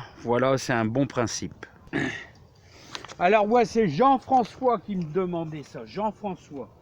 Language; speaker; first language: French; native; French